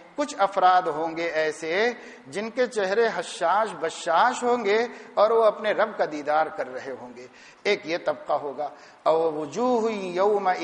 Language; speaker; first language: Urdu; native; Urdu